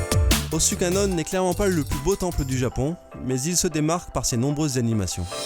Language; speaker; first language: French; native; French